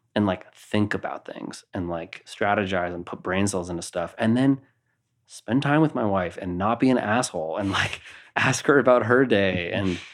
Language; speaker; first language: English; native; English